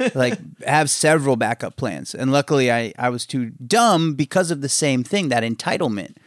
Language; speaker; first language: English; native; English